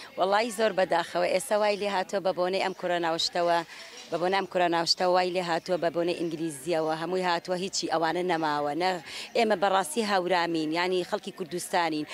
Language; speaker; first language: Central Kurdish; non-native, local second language; Gurani